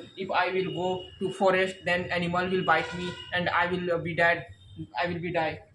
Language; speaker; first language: English; non-native, learner; Hindi